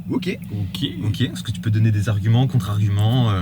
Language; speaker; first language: French; native; French